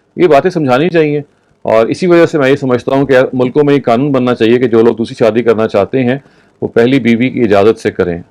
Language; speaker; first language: Urdu; native; Urdu